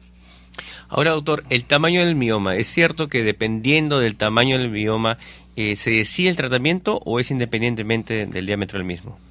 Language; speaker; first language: Spanish; native; Spanish